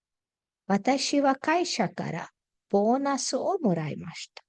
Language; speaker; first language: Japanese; non-native, fluent; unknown